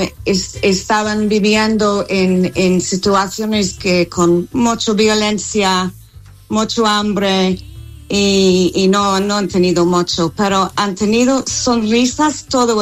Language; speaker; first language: Spanish; non-native, fluent; English